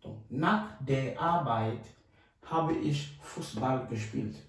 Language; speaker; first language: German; non-native, fluent; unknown